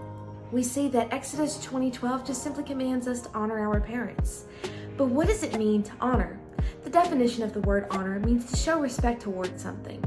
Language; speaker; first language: English; native; English